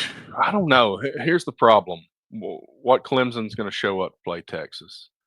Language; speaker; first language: English; native; English